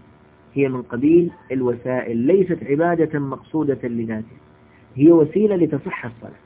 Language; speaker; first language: Arabic; native; Arabic